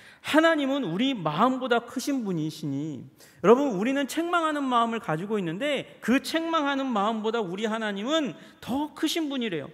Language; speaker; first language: Korean; native; Korean